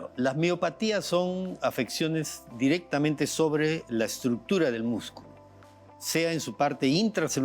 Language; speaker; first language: Spanish; native; Spanish